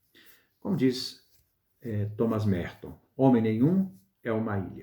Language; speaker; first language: Portuguese; native; Portuguese